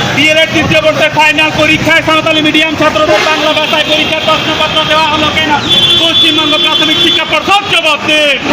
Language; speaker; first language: Bangla; non-native, local second language; Santali